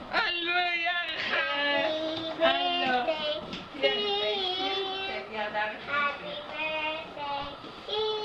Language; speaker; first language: Dutch; native; Dutch